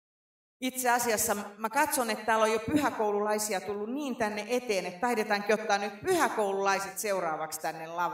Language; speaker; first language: Finnish; native; Finnish